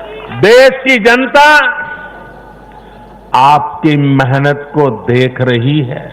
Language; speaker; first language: Hindi; non-native, local second language; Gujarati